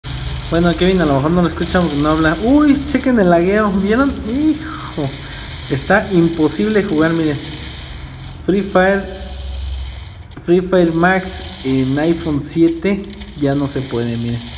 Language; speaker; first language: Spanish; native; Spanish